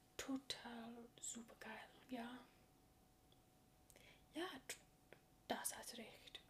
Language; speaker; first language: German; non-native, learner; English